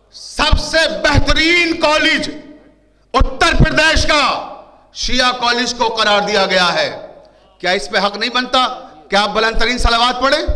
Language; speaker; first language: Hindi; native; Hindi